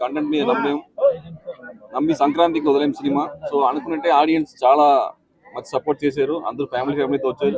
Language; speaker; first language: Telugu; native; Telugu